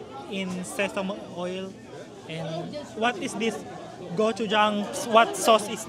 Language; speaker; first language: English; non-native, learner; Filipino